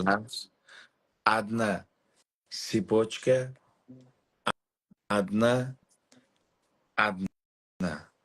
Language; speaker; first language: Russian; non-native, learner; Uzbek